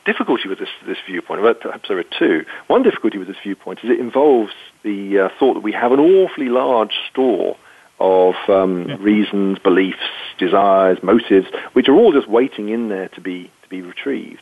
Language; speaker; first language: English; native; English